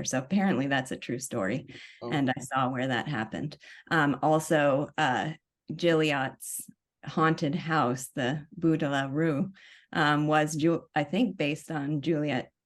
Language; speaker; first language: English; native; English